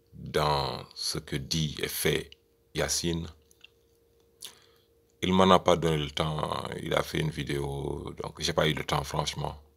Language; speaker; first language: French; native; French